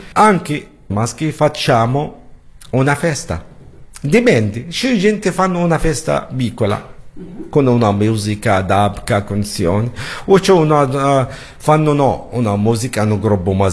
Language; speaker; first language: Italian; non-native, learner; Arabic